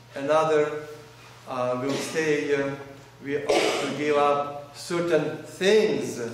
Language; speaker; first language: English; non-native, fluent; Russian